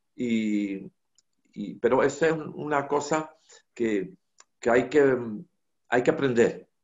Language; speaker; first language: Spanish; non-native, fluent; Dutch